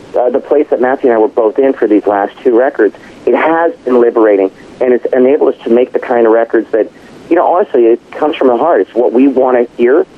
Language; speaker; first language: English; native; English